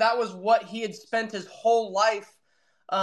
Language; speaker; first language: English; native; English